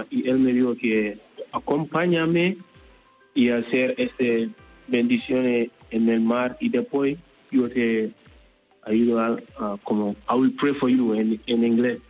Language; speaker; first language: Spanish; non-native, learner; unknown